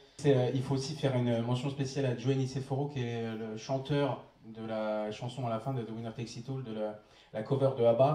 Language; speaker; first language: French; native; French